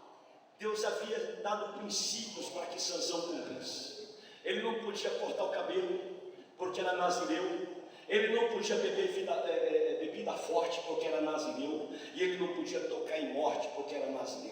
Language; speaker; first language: Portuguese; native; Portuguese